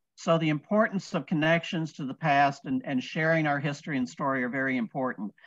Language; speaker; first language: English; native; English